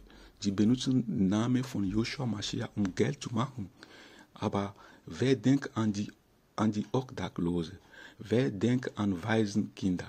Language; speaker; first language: German; non-native, fluent; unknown